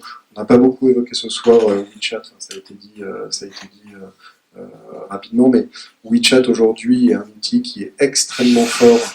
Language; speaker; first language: French; native; French